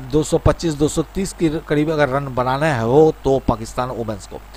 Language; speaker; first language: Hindi; non-native, local second language; Bangla